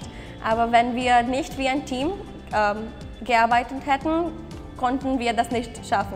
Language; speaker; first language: German; non-native, fluent; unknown